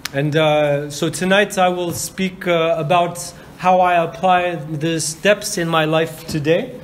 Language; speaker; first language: English; native; English